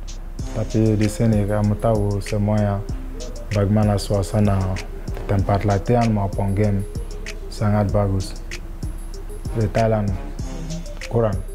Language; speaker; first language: Indonesian; non-native, fluent; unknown